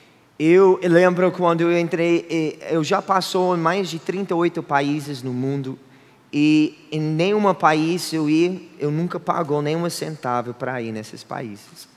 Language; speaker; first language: Portuguese; non-native, fluent; English